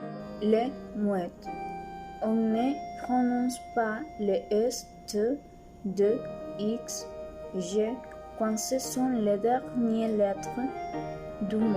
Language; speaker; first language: French; non-native, learner; Spanish